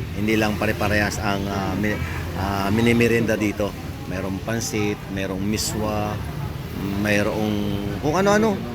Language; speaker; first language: Filipino; non-native, local second language; Bikol